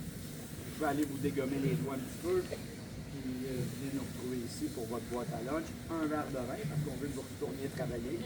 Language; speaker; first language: French; native; French